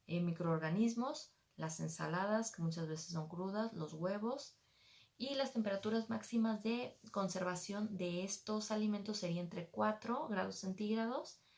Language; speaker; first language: Spanish; native; Spanish